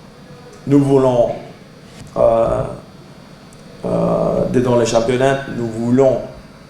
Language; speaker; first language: French; non-native, learner; Portuguese